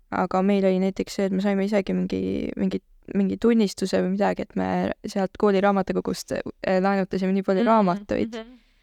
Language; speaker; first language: Estonian; native; Estonian